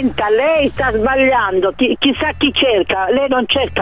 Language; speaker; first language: Italian; native; Italian